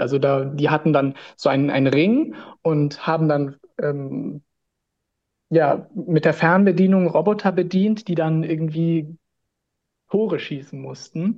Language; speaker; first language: German; native; German